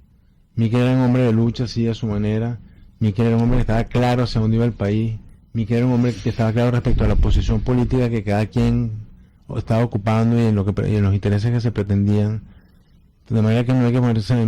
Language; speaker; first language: Spanish; native; Spanish